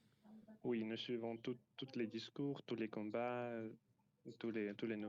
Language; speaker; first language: French; non-native, fluent; Ukrainian